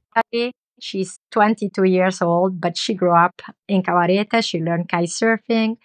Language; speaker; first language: English; non-native, learner; Italian